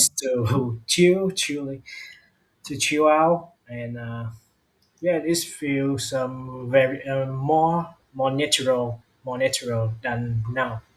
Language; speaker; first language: English; non-native, learner; Vietnamese